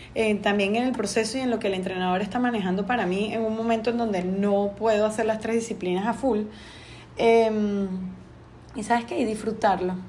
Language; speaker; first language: Spanish; native; Spanish